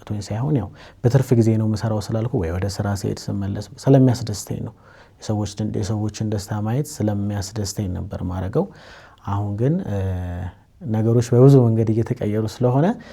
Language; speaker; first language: Amharic; native; Amharic